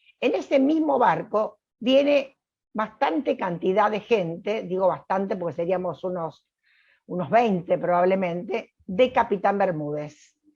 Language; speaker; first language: Spanish; early bilingual, other home language; Italian